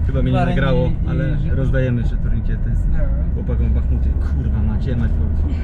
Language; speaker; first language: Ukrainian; non-native, learner; Polish